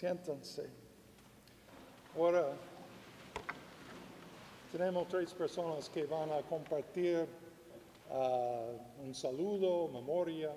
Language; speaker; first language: Spanish; non-native, fluent; English